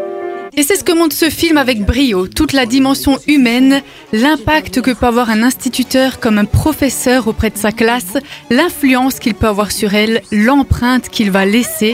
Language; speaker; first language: French; native; French